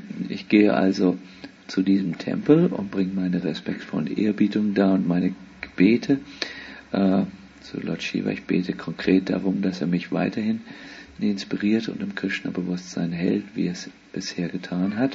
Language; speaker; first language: German; native; German